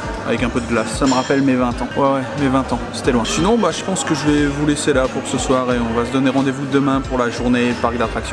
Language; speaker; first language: French; native; French